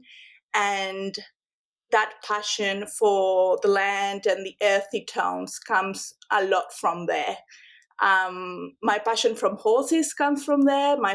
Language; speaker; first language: English; non-native, fluent; Spanish